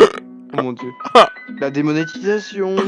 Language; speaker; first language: French; native; French